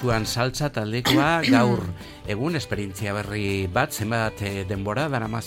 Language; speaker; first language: Basque; native; Basque